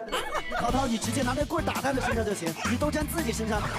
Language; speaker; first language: Chinese; native; Chinese